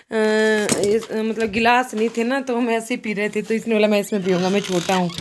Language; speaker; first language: Hindi; native; Hindi